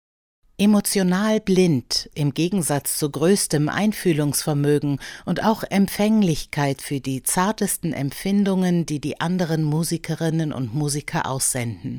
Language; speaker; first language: German; native; German